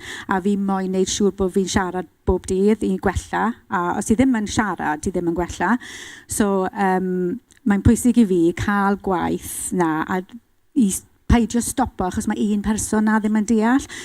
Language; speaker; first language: Welsh; non-native, local second language; English